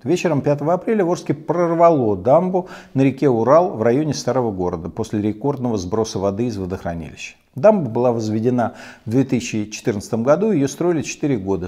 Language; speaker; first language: Russian; native; Russian